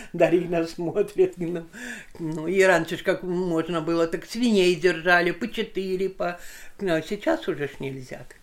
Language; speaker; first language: Russian; non-native, local second language; Lithuanian